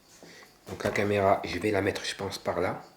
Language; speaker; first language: French; native; French